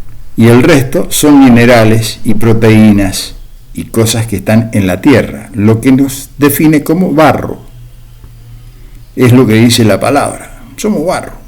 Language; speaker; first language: Spanish; native; Spanish